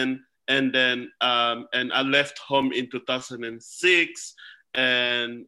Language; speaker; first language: English; non-native, fluent; Indonesian